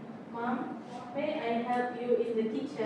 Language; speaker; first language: English; non-native, learner; Indonesian